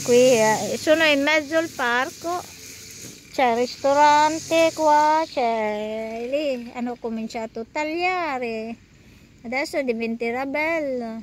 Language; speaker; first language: Italian; non-native, fluent; Filipino